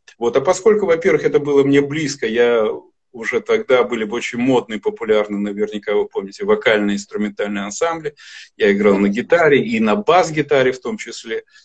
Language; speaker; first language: Russian; native; Russian